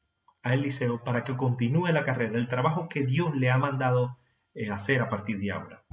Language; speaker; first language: Spanish; native; Spanish